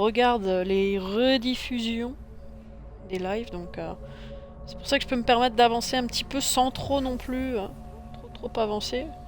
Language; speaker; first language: French; native; French